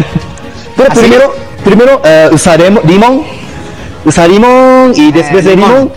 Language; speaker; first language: Spanish; non-native, learner; Japanese